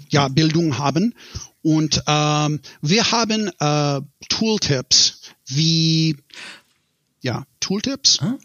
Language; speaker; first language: German; non-native, learner; English